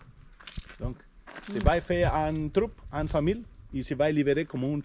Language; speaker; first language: French; non-native, learner; Spanish